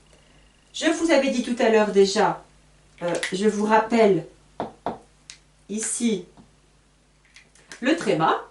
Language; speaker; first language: French; native; French